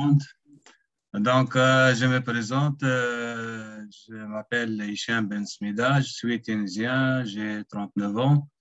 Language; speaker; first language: French; non-native, local second language; Arabic